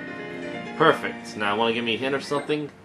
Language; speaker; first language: English; native; English